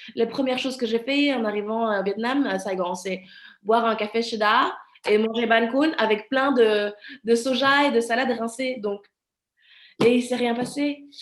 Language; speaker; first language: French; early bilingual, other home language; Vietnamese